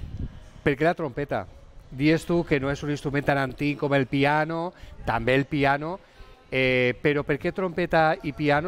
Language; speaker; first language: Catalan; native; Catalan